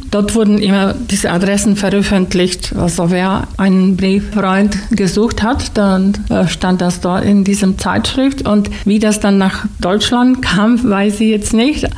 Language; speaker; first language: German; non-native, fluent; Slovak